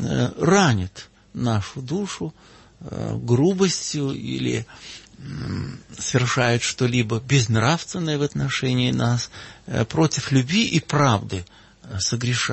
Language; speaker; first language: Russian; native; Russian